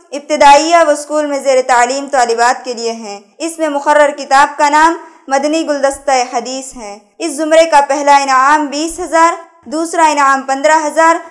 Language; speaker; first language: Urdu; native; Urdu